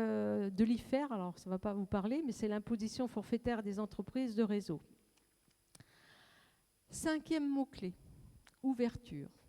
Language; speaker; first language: French; native; French